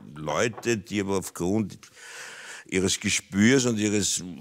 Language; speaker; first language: German; native; German